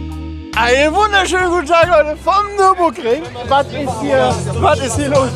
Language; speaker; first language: German; native; German